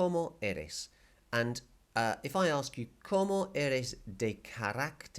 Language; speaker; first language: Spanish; non-native, fluent; English